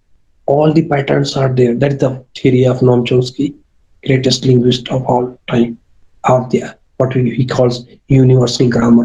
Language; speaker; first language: English; non-native, local second language; Urdu